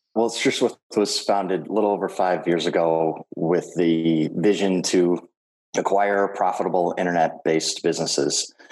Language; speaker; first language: English; native; English